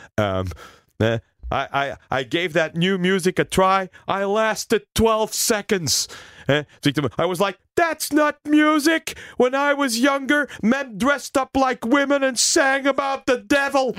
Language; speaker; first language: English; early bilingual, other home language; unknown